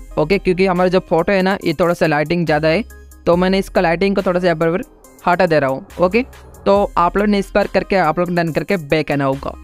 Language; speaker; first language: Hindi; non-native, local second language; Odia